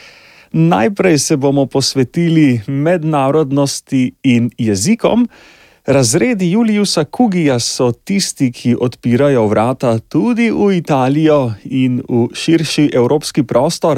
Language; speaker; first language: Slovenian; native; Slovenian